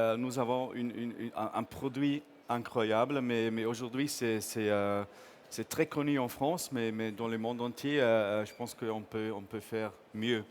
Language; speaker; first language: French; non-native, fluent; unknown